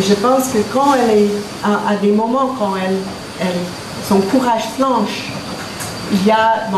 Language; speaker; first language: French; non-native, fluent; English